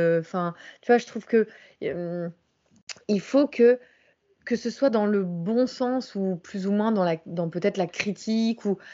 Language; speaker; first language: French; native; French